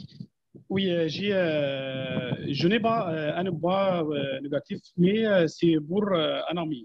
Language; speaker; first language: French; non-native, fluent; Arabic